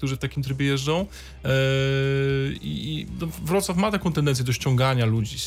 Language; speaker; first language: Polish; native; Polish